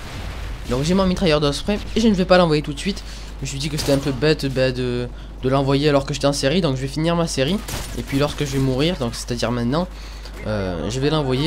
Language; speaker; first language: French; native; French